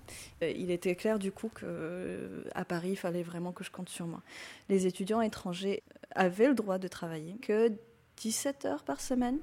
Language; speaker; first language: French; non-native, local second language; Arabic